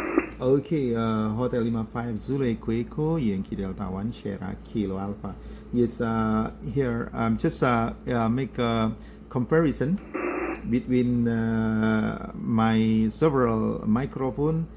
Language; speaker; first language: English; non-native, learner; Indonesian